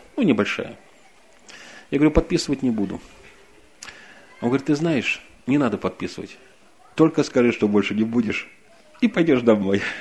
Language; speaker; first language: Russian; native; Russian